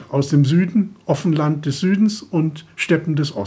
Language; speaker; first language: German; native; German